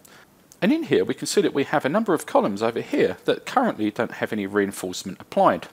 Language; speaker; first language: English; native; English